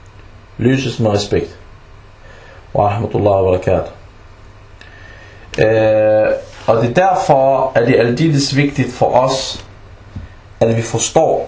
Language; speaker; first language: Danish; early bilingual, other home language; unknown